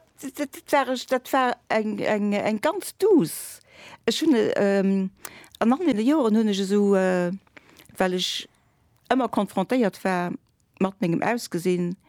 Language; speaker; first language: Luxembourgish; early bilingual, other home language; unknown